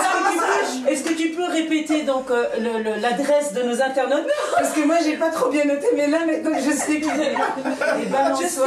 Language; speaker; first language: French; native; French